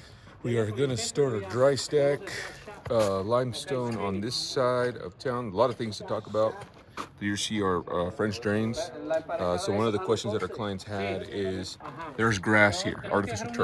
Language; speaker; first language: English; native; English